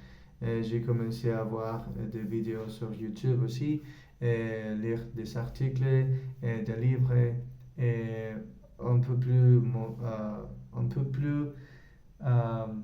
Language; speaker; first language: French; non-native, learner; Spanish